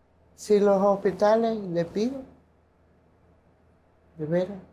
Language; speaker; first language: Spanish; non-native, local second language; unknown